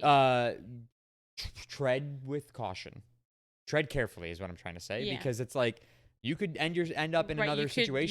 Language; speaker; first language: English; native; English